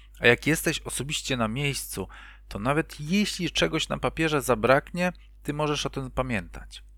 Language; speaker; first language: Polish; native; Polish